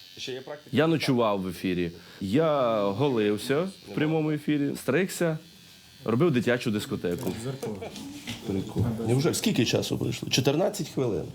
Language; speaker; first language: Ukrainian; native; Ukrainian